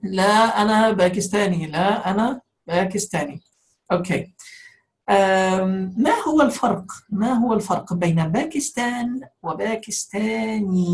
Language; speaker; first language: Arabic; non-native, fluent; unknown